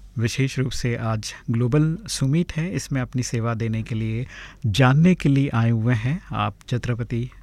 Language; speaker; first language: Hindi; native; Hindi